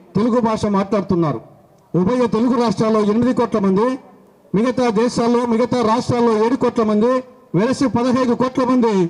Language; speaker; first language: Telugu; native; Telugu